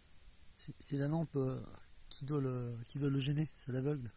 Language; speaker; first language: French; native; French